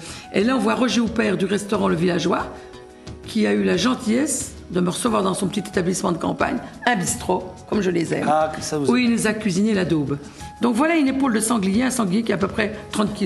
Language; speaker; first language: French; native; French